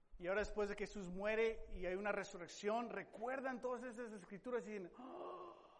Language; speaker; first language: Spanish; non-native, fluent; English